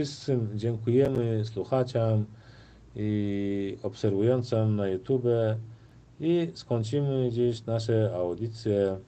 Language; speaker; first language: Polish; non-native, fluent; Turkmen